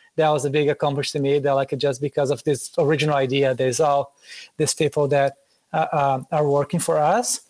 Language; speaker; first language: English; non-native, fluent; Portuguese